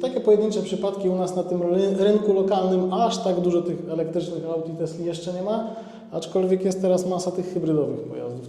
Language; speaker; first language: Polish; native; Polish